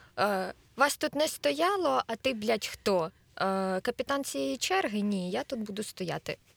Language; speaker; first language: Ukrainian; native; Ukrainian